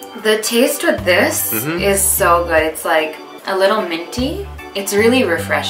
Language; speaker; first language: English; early bilingual, other home language; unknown